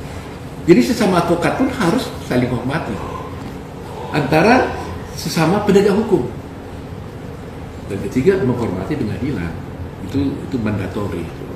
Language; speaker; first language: Indonesian; native; Indonesian